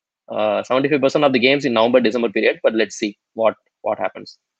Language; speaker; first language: English; non-native, local second language; Tamil